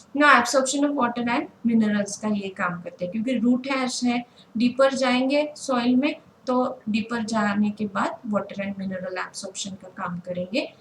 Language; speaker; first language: Hindi; non-native, local second language; Marathi